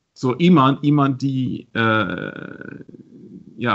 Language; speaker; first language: Dutch; non-native, learner; German